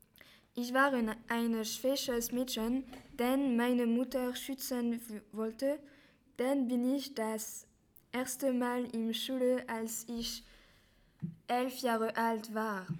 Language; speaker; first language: German; non-native, learner; French